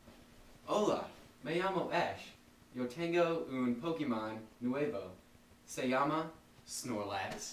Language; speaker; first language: Spanish; non-native, learner; English